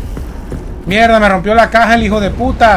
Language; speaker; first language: Spanish; native; Spanish